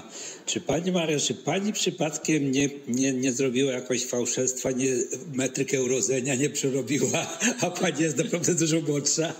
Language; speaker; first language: Polish; native; Polish